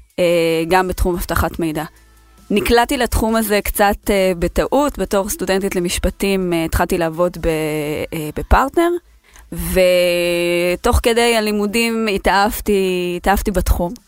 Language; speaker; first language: Hebrew; native; Hebrew